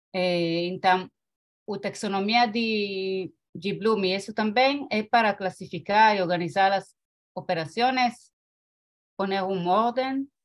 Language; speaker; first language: Portuguese; non-native, learner; Spanish